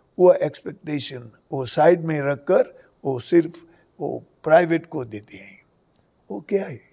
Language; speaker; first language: Hindi; non-native, local second language; Konkani